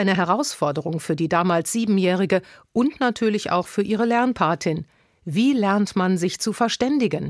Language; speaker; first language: German; native; German